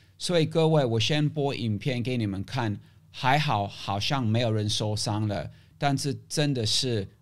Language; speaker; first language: Chinese; non-native, fluent; English